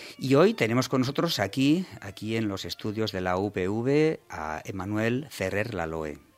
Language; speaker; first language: Spanish; native; Spanish